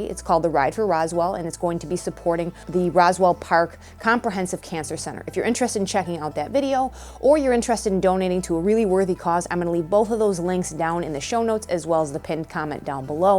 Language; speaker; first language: English; native; English